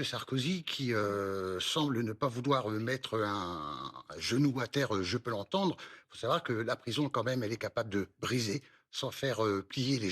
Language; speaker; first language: French; native; French